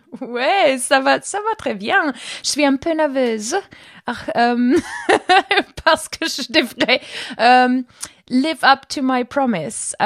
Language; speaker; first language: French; non-native, learner; German